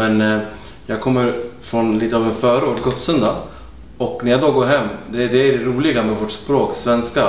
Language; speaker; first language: Swedish; early bilingual, other home language; Arabic